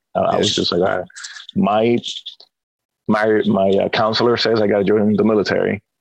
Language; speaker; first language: English; early bilingual, other home language; Spanish